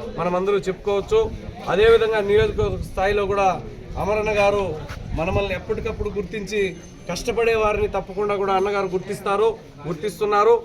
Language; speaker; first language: Telugu; native; Telugu